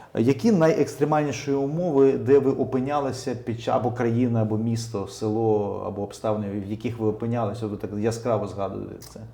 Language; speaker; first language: Ukrainian; native; Ukrainian